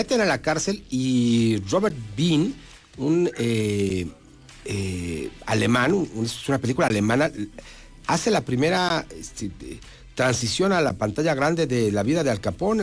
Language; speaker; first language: Spanish; native; Spanish